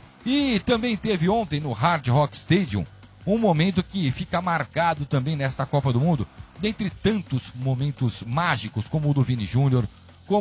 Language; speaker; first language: Portuguese; native; Portuguese